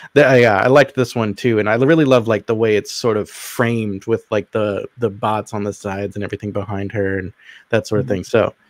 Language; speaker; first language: English; native; English